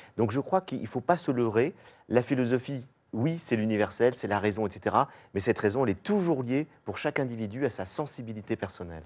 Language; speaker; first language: French; native; French